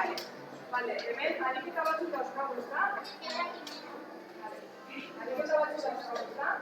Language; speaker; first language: Basque; non-native, local second language; Spanish